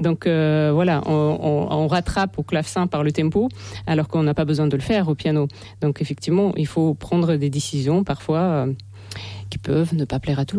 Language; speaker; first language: French; non-native, fluent; Ukrainian